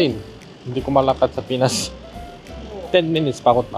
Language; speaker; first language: Filipino; non-native, learner; Korean